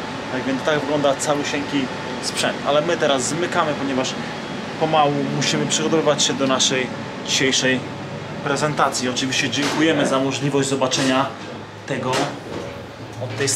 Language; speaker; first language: Polish; native; Polish